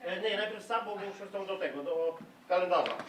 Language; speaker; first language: Polish; native; Polish